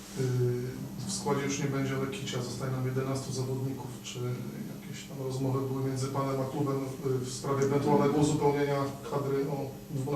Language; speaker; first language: Polish; native; Polish